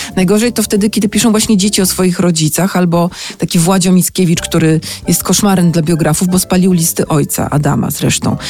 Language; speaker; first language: Polish; native; Polish